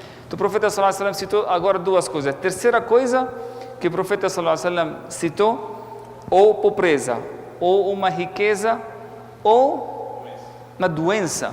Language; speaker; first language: Portuguese; non-native, fluent; Arabic